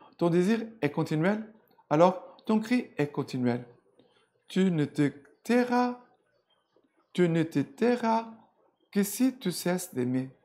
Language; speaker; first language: French; non-native, fluent; Portuguese